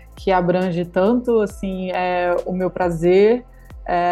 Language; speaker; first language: Portuguese; native; Portuguese